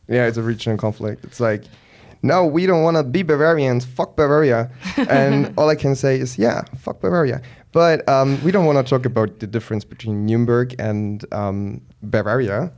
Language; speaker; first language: English; non-native, fluent; German